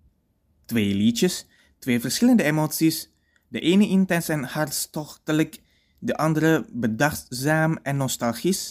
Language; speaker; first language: Dutch; non-native, fluent; Indonesian